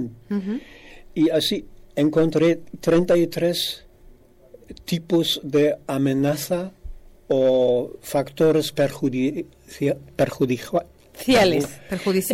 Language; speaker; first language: Spanish; non-native, fluent; German